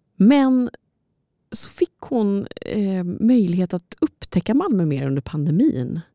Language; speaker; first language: Swedish; native; Swedish